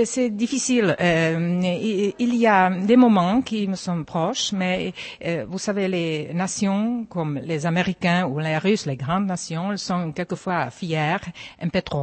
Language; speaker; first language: French; non-native, fluent; Czech